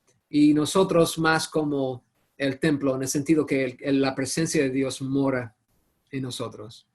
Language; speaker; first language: Spanish; non-native, fluent; English